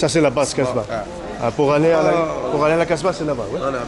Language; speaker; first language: French; non-native, learner; Spanish